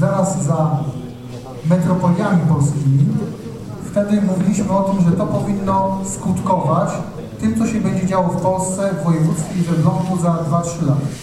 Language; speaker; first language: Polish; native; Polish